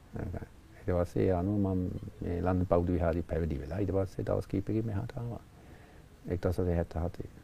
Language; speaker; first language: Sinhala; non-native, fluent; English